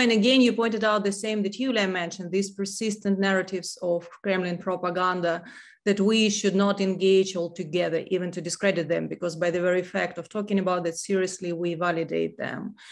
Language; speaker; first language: English; non-native, fluent; Ukrainian